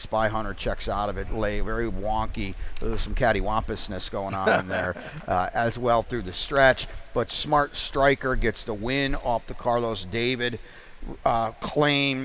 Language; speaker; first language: English; native; English